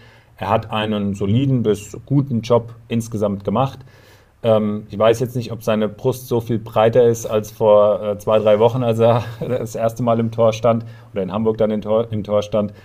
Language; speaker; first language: German; native; German